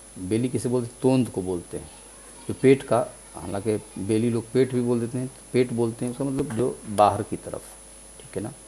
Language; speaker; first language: Urdu; native; Urdu